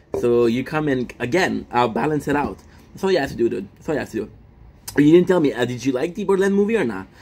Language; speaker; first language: English; non-native, fluent; French